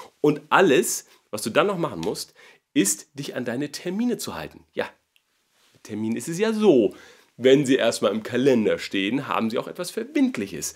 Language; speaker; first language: German; native; German